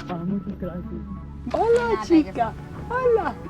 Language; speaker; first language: Spanish; non-native, learner; English